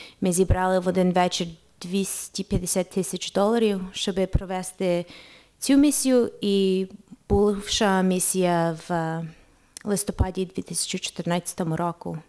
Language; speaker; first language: Ukrainian; early bilingual, heritage; Ukrainian